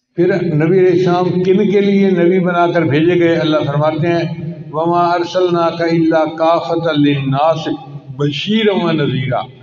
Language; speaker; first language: Urdu; non-native, local second language; Punjabi